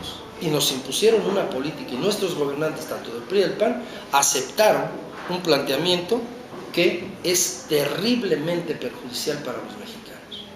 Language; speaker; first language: Spanish; native; Spanish